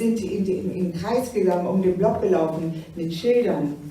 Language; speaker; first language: German; native; German